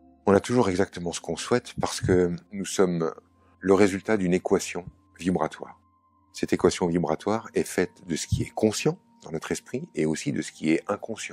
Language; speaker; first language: French; native; French